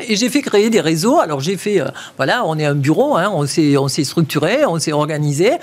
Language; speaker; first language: French; native; French